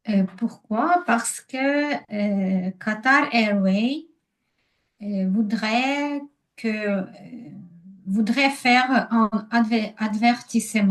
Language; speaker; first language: French; non-native, learner; Ukrainian